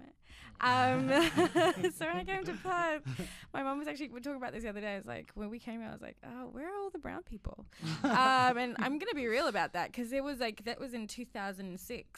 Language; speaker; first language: English; native; English